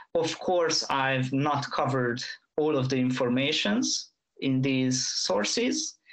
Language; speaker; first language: English; non-native, fluent; Hungarian